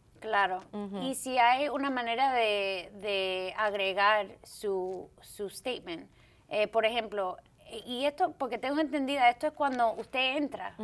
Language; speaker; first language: Spanish; early bilingual, heritage; Spanish